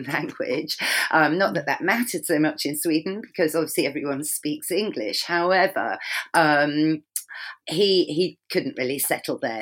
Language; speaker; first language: English; native; English